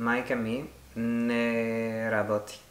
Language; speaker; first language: Bulgarian; non-native, learner; French